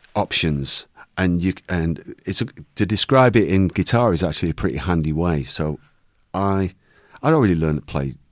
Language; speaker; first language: English; native; English